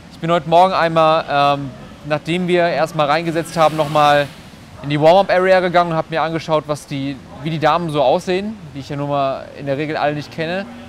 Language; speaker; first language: German; native; German